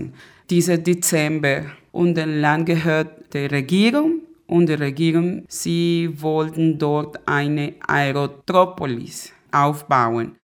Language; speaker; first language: German; non-native, fluent; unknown